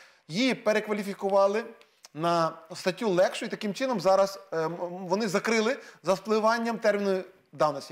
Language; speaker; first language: Ukrainian; native; Ukrainian